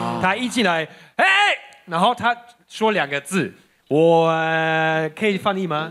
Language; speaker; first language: Chinese; non-native, fluent; German